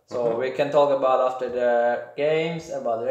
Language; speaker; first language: English; non-native, learner; Turkish